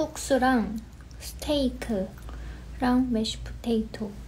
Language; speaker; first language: Korean; non-native, fluent; Chinese